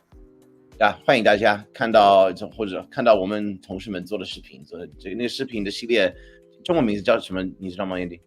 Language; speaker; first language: Chinese; non-native, fluent; English